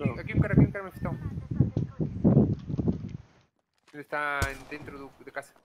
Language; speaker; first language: Portuguese; non-native, learner; Spanish